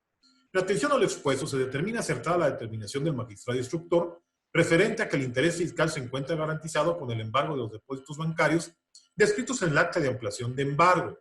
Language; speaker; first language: Spanish; native; Spanish